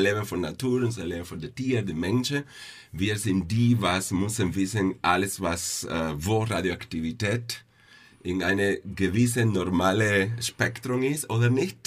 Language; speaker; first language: German; non-native, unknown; Spanish